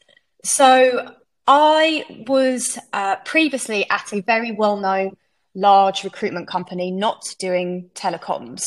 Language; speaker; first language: English; native; English